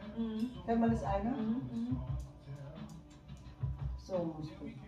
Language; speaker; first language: German; non-native, learner; Filipino